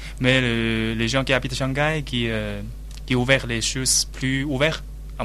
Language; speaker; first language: French; non-native, learner; Chinese